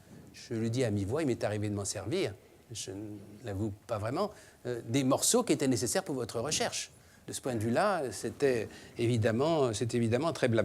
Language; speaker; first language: French; native; French